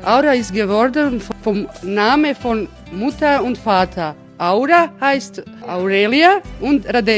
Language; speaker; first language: German; non-native, learner; Croatian